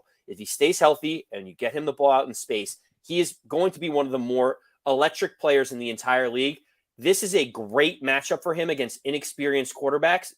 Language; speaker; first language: English; native; English